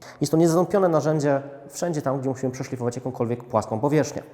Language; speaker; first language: Polish; native; Polish